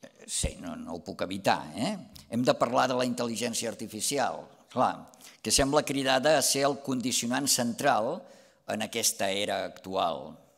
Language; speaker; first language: Catalan; native; Catalan